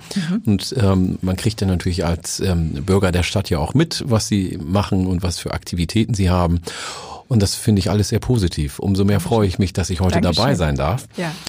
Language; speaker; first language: German; early bilingual, other home language; Oromo